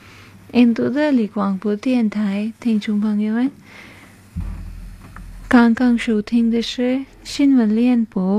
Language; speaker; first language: Chinese; non-native, fluent; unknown